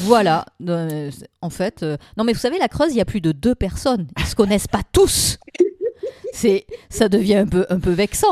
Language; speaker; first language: French; native; French